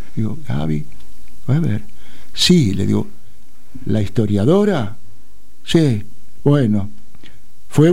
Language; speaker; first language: Spanish; native; Spanish